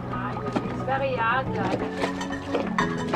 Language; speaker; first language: English; non-native, learner; Spanish